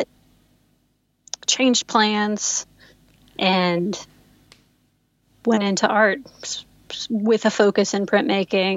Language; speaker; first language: English; native; English